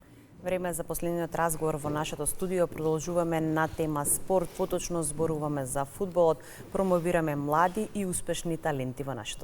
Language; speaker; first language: Macedonian; native; Macedonian